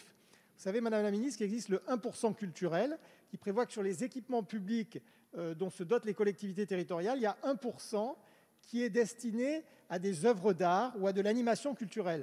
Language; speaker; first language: French; native; French